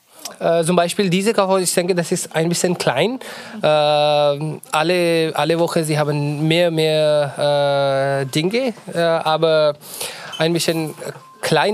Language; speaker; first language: German; non-native, learner; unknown